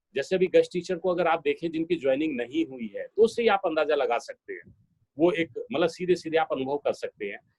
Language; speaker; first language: Hindi; native; Hindi